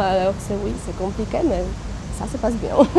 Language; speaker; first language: French; non-native, learner; Polish